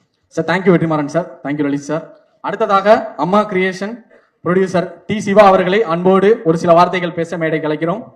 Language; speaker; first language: Tamil; native; Tamil